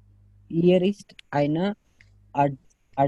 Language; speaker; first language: German; non-native, learner; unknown